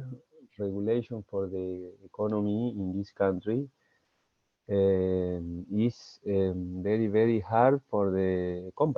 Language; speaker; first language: English; non-native, learner; Spanish